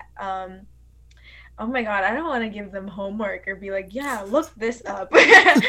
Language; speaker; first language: English; early bilingual, other home language; Spanish